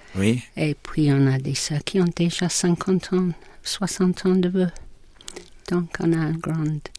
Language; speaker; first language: French; non-native, fluent; English